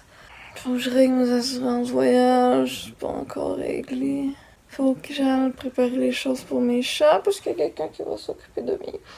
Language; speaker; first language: French; native; French